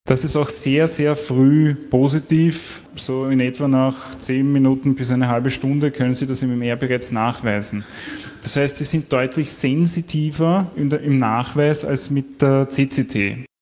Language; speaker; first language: German; native; German